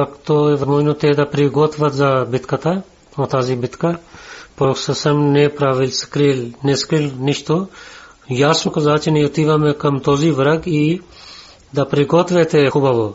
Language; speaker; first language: Bulgarian; non-native, learner; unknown